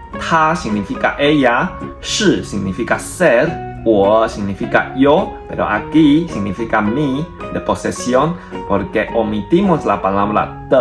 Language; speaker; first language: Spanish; non-native, fluent; Chinese